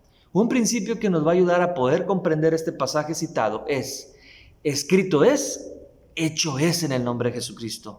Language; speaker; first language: Spanish; native; Spanish